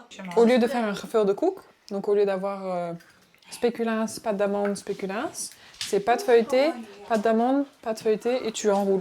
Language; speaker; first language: French; native; French